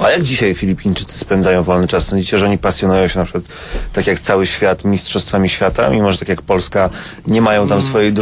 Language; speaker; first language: Polish; native; Polish